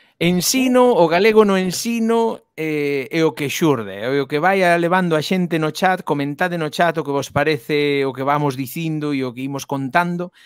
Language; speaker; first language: Galician; native; Galician